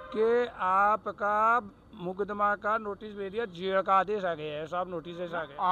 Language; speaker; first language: Hindi; native; Hindi